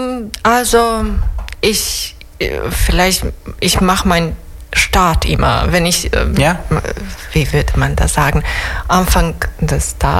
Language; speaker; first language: German; non-native, fluent; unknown